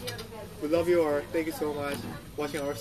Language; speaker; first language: English; non-native, learner; Korean